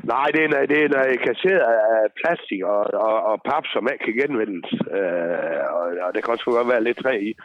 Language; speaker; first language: Danish; native; Danish